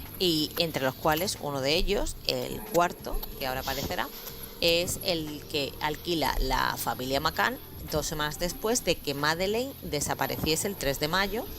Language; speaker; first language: Spanish; native; Spanish